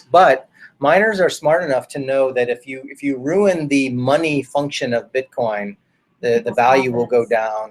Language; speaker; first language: English; native; English